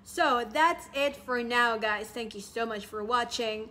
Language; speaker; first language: English; non-native, local second language; Cebuano